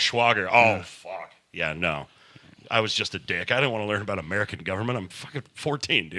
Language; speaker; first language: English; native; English